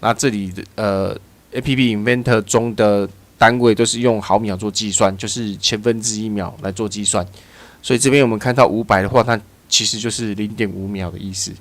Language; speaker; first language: Chinese; native; Chinese